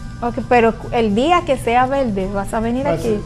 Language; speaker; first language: Spanish; non-native, learner; Haitian Creole